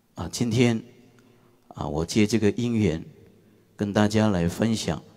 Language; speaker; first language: Chinese; non-native, fluent; Indonesian